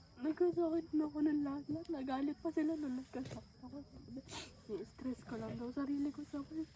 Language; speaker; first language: Filipino; native; Filipino